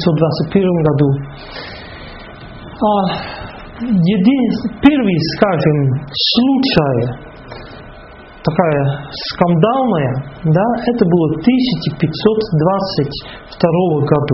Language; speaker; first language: Russian; non-native, fluent; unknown